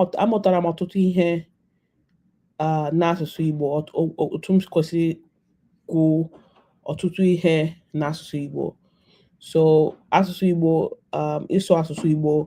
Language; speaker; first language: Igbo; non-native, learner; English